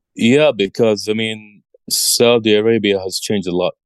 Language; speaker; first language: English; early bilingual, other home language; Arabic